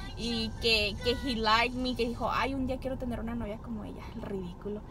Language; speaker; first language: Spanish; early bilingual, heritage; Spanish